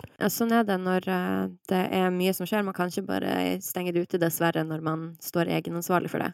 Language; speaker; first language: Norwegian; native; Norwegian